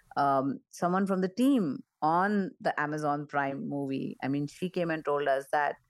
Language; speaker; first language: English; non-native, local second language; Marathi